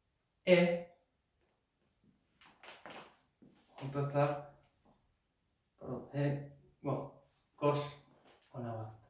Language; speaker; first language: French; non-native, fluent; Spanish